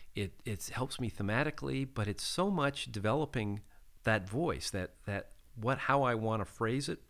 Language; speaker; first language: English; native; English